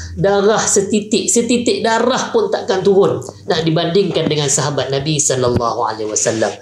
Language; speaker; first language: Malay; native; Malay